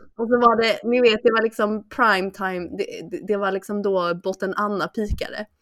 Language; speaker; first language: Swedish; early bilingual, other home language; Chinese